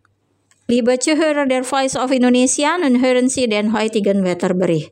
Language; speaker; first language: German; non-native, fluent; Indonesian